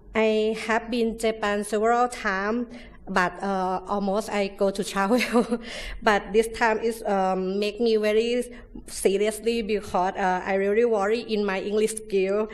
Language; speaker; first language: English; non-native, learner; Thai